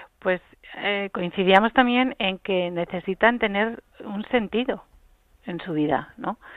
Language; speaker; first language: Spanish; native; Spanish